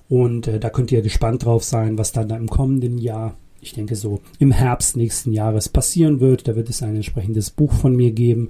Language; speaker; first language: German; early bilingual, other home language; Bosnian